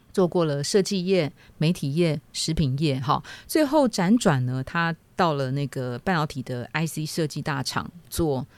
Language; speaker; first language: Chinese; native; Chinese